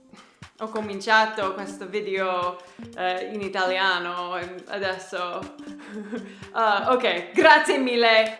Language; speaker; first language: Italian; non-native, learner; English